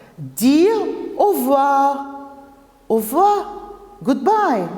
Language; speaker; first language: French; non-native, fluent; Maltese